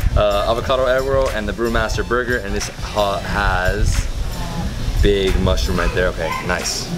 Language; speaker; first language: English; native; English